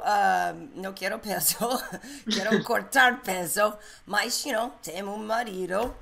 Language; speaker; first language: Portuguese; non-native, learner; English